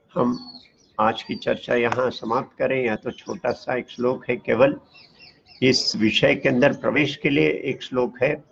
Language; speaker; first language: Hindi; non-native, local second language; Tamil